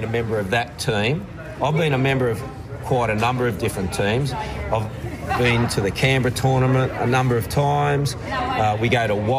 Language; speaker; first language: English; native; English